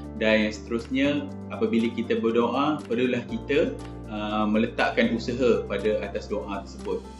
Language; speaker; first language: Malay; native; Malay